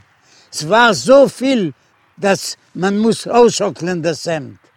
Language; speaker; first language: German; non-native, fluent; Yiddish